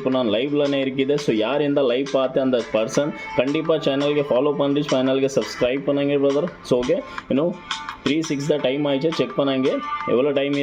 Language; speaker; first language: Tamil; non-native, learner; Kannada